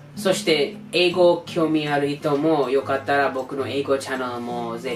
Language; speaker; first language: Japanese; non-native, learner; English